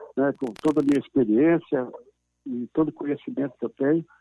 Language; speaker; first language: Portuguese; native; Portuguese